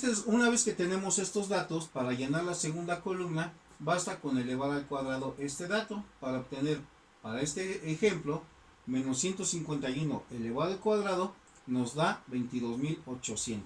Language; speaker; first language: Spanish; native; Spanish